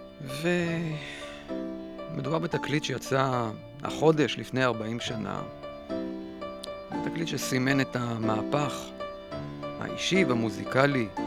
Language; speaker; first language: Hebrew; native; Hebrew